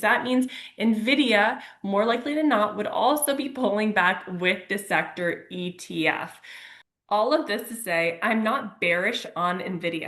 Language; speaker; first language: English; native; English